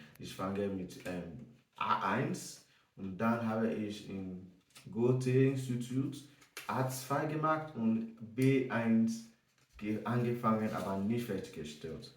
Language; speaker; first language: German; non-native, learner; English